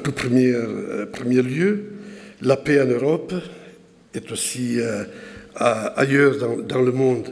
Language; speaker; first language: French; non-native, fluent; Italian